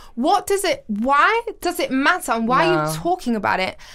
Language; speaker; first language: English; native; English